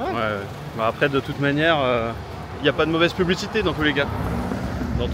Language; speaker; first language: French; native; French